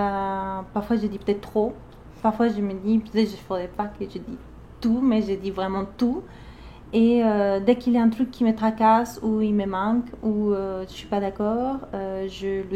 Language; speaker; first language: French; non-native, fluent; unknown